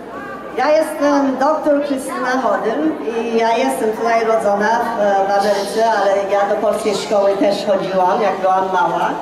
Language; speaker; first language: Polish; early bilingual, heritage; Polish